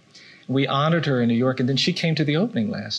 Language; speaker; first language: English; native; English